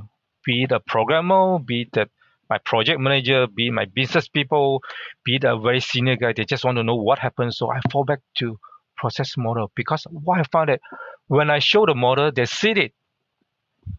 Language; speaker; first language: English; non-native, local second language; Hakka Chinese